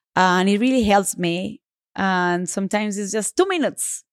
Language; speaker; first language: English; non-native, fluent; Spanish